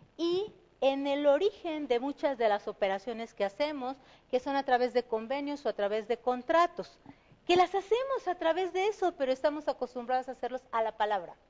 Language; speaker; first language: Spanish; native; Spanish